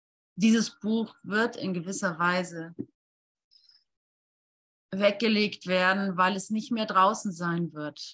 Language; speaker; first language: German; native; German